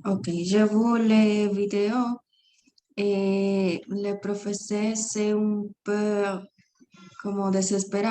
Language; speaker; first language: French; non-native, learner; Spanish